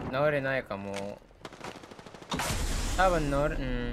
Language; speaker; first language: Japanese; early bilingual, heritage; Japanese